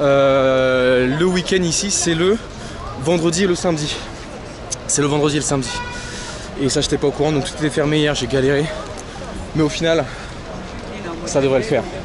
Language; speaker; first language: French; native; French